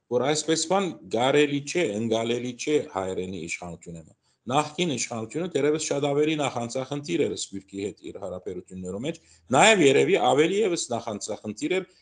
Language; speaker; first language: Armenian; early bilingual, heritage; Armenian